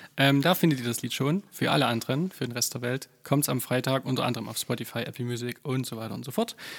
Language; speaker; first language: German; native; German